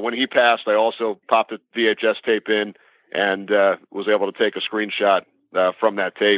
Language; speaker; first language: English; native; English